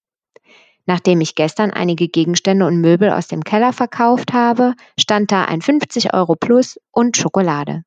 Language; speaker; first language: German; native; German